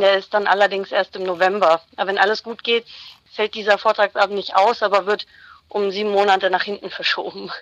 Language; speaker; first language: German; native; German